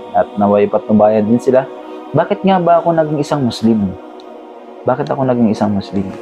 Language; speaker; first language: Filipino; native; Filipino